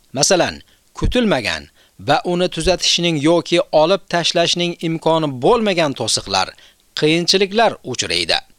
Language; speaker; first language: Uzbek; native; Uzbek